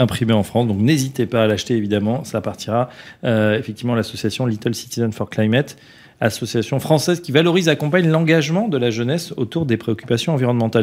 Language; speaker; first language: French; native; French